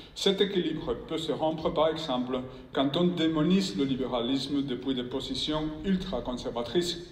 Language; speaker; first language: French; non-native, fluent; Spanish